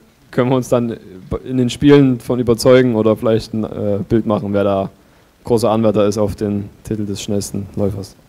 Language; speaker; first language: German; native; German